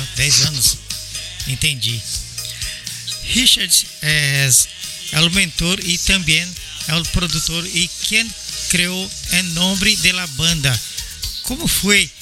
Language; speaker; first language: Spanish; non-native, learner; Portuguese